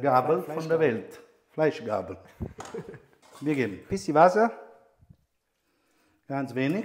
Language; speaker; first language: German; non-native, fluent; Italian